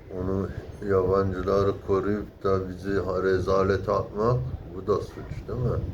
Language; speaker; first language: Turkish; early bilingual, heritage; Turkish